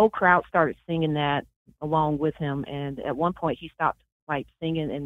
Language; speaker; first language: English; native; English